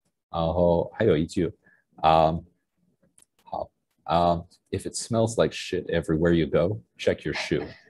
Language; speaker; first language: English; native; English